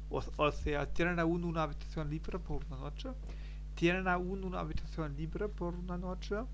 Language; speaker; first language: Spanish; non-native, learner; German